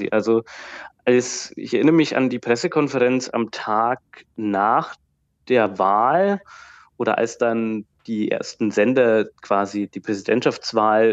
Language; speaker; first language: German; native; German